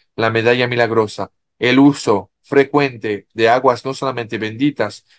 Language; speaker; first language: Spanish; non-native, fluent; French